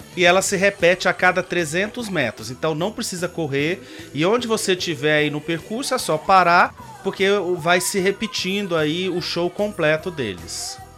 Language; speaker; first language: Portuguese; native; Portuguese